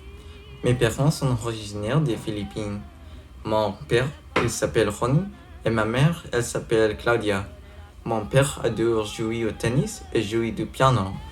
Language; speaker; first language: French; non-native, learner; English